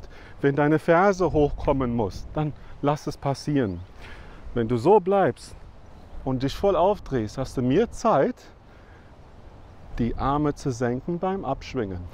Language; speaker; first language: German; non-native, fluent; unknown